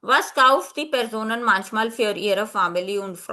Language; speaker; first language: German; non-native, fluent; Hindi